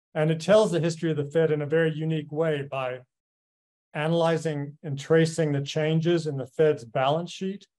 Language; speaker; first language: English; native; English